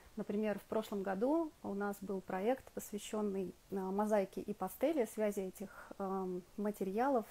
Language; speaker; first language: Russian; native; Russian